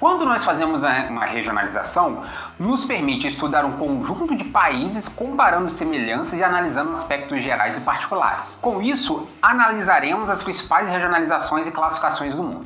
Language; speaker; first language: Portuguese; native; Portuguese